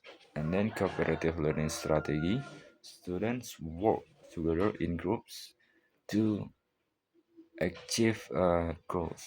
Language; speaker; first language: English; non-native, learner; Indonesian